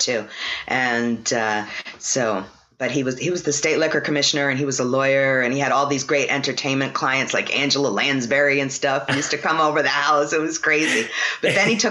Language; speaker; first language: English; native; English